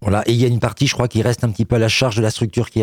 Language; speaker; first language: French; native; French